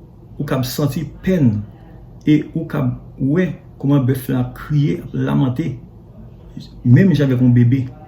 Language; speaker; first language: French; non-native, learner; Haitian Creole